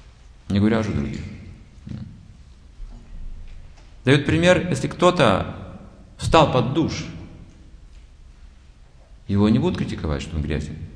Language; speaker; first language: Russian; native; Russian